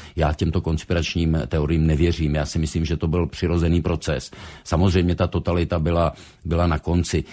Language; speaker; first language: Czech; native; Czech